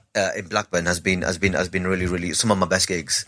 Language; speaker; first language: English; native; English